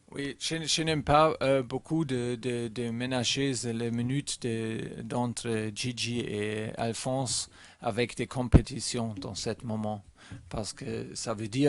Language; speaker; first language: French; non-native, learner; German